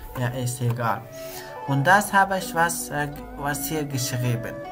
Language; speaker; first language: German; non-native, learner; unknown